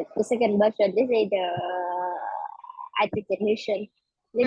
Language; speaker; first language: English; non-native, learner; Vietnamese